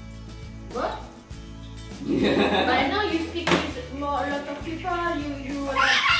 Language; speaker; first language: English; non-native, learner; French